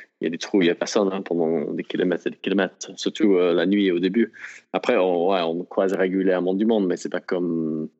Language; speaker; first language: French; non-native, fluent; English